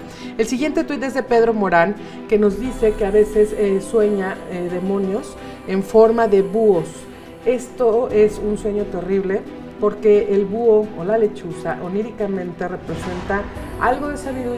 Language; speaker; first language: Spanish; native; Spanish